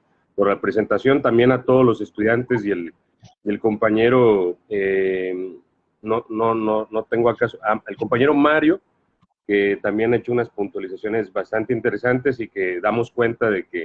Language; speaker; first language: Spanish; native; Spanish